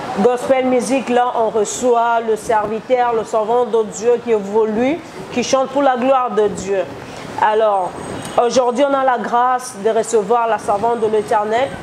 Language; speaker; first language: French; non-native, local second language; Lingala